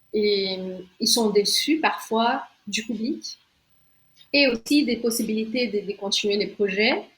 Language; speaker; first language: French; non-native, fluent; Portuguese